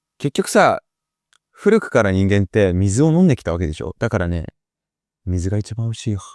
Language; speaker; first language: Japanese; native; Japanese